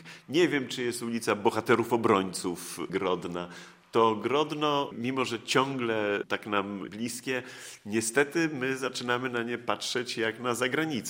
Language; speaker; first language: Polish; native; Polish